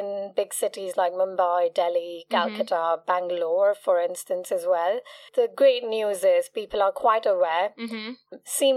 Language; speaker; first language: English; non-native, local second language; Kachhi